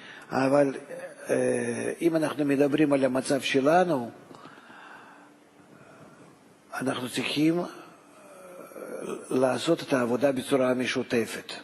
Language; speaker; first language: Hebrew; non-native, fluent; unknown